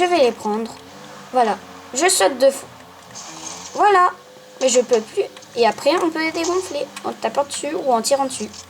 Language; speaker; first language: French; native; French